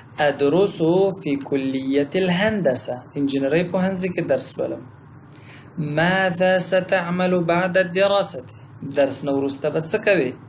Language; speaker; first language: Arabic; non-native, fluent; Pashto